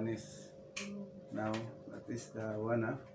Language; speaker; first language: English; non-native, local second language; Cebuano